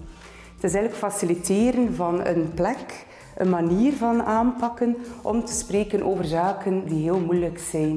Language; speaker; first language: Dutch; native; Dutch